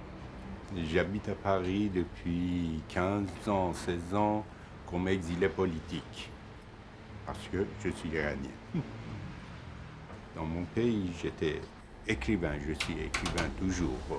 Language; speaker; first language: French; non-native, fluent; Persian